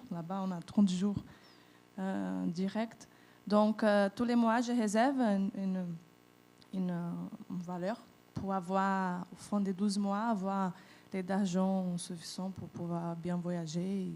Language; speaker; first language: French; non-native, fluent; Portuguese